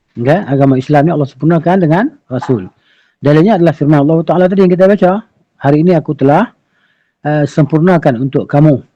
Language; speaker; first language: Malay; native; Malay